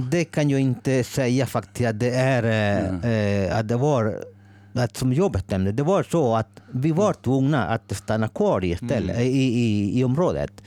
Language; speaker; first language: Swedish; non-native, fluent; Spanish